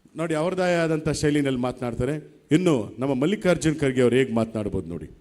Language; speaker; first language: Kannada; native; Kannada